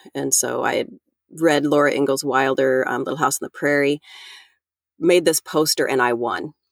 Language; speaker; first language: English; native; English